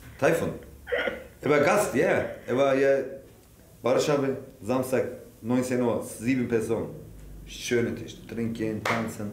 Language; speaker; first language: German; non-native, learner; Turkish